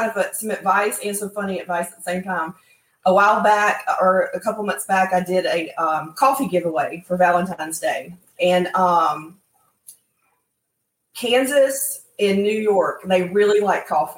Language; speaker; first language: English; native; English